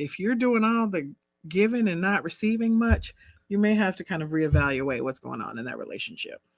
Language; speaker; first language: English; native; English